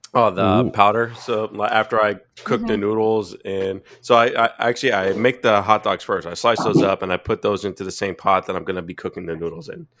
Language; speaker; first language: English; native; English